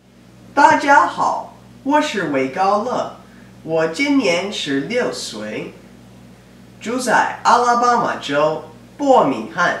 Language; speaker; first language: Chinese; non-native, learner; English